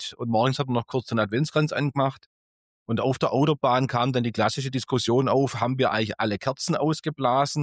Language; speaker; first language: German; native; German